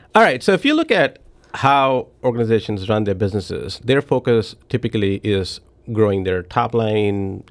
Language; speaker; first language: English; non-native, local second language; Hindi